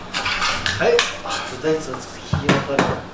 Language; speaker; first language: Japanese; native; Japanese